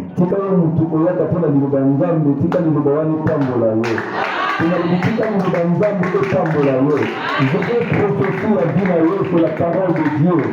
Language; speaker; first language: Lingala; native; Lingala